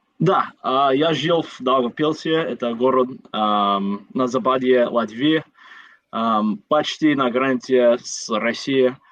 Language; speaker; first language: Russian; non-native, learner; English